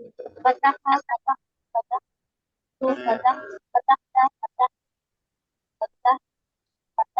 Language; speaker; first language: Arabic; non-native, learner; Urdu